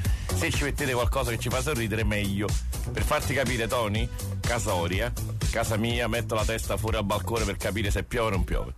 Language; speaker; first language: Italian; native; Italian